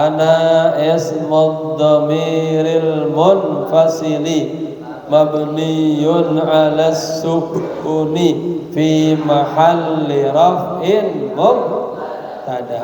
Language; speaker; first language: Arabic; non-native, fluent; Indonesian